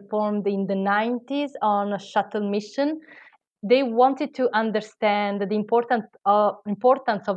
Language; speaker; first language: English; non-native, fluent; Italian